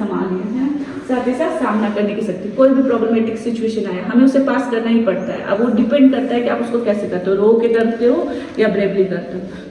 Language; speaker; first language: Hindi; native; Hindi